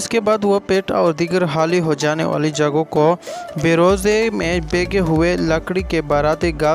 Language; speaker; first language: Urdu; native; Urdu